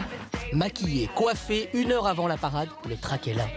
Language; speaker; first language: French; native; French